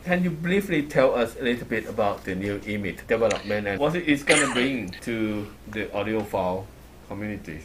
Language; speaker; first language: English; non-native, fluent; Thai